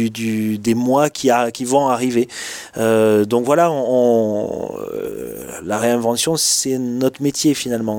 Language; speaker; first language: French; native; French